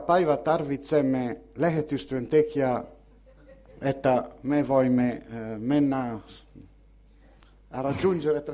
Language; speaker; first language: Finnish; non-native, learner; Italian